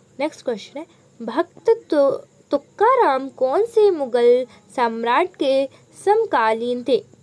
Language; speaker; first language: Hindi; native; Hindi